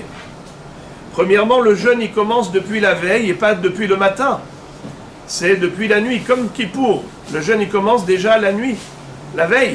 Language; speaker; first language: French; native; French